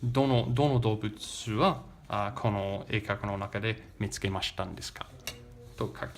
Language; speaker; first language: Japanese; non-native, learner; English